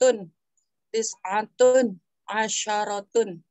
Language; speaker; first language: Arabic; non-native, learner; Indonesian